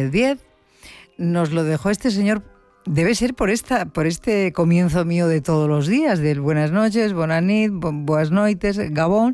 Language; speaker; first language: Spanish; native; Spanish